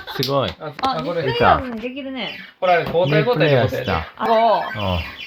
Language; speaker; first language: Japanese; native; Japanese